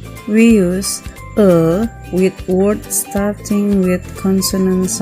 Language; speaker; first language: English; non-native, learner; Indonesian